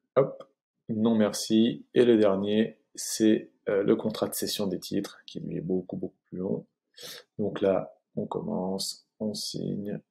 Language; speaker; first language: French; native; French